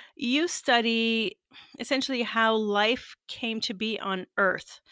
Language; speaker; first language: English; native; English